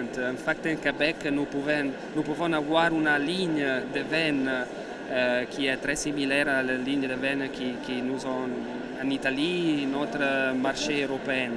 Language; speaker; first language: French; non-native, learner; Italian